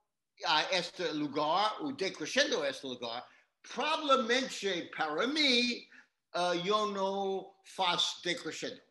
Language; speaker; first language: Spanish; non-native, learner; English